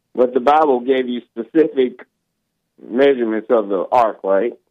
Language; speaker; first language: English; native; English